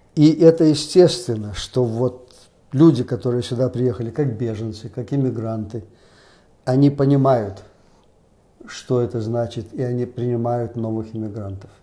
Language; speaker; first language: Russian; native; Russian